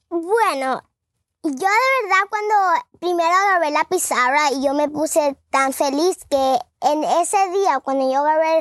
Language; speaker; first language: Spanish; early bilingual, heritage; Spanish